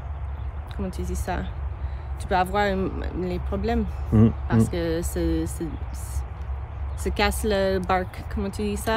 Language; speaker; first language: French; non-native, learner; English